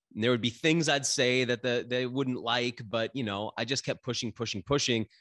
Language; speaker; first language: English; native; English